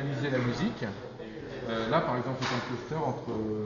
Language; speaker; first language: French; native; French